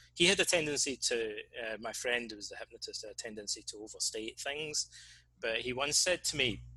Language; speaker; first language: English; native; English